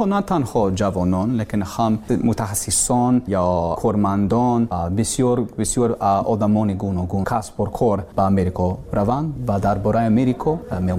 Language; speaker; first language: Persian; non-native, learner; English